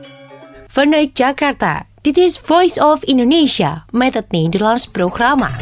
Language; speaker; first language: Dutch; non-native, learner; Indonesian